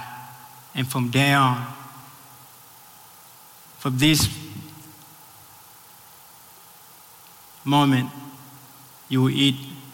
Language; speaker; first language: English; non-native, local second language; Rundi